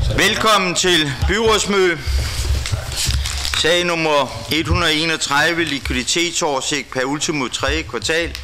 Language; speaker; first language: Danish; native; Danish